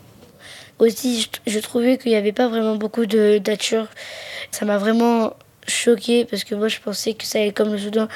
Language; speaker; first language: French; early bilingual, other home language; Arabic